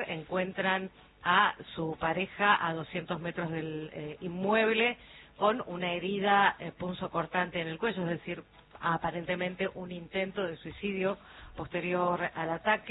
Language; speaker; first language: Spanish; native; Spanish